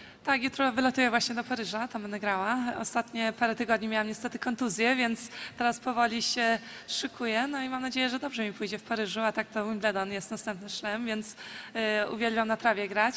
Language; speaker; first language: Polish; early bilingual, heritage; Polish